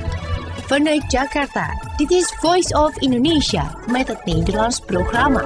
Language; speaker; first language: Dutch; non-native, fluent; Indonesian